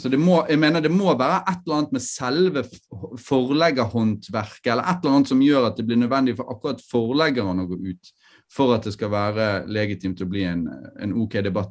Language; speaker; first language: Norwegian; native; Norwegian